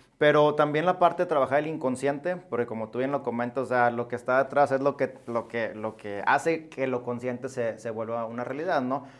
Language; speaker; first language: Spanish; native; Spanish